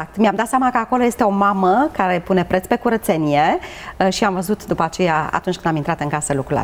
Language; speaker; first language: Romanian; native; Romanian